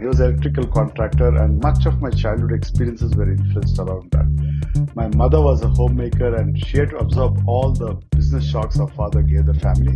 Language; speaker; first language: English; non-native, local second language; Kannada